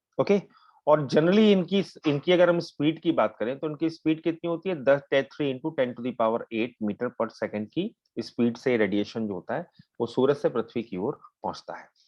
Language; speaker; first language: Hindi; native; Hindi